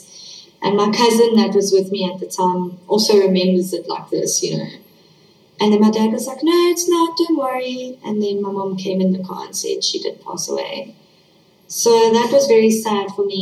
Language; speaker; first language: English; native; English